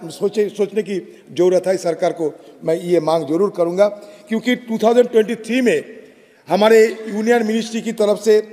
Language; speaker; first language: Hindi; native; Hindi